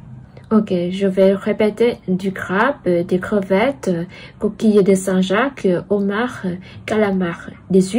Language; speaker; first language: French; non-native, fluent; Vietnamese